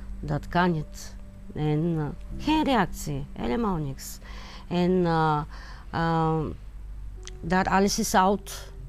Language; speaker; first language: Dutch; non-native, learner; Bulgarian